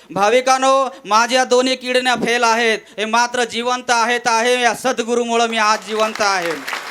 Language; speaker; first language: Marathi; non-native, local second language; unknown